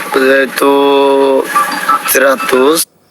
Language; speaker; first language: Indonesian; non-native, learner; Rohingya